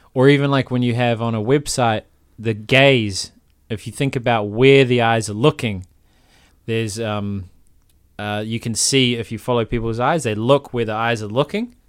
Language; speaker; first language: English; native; English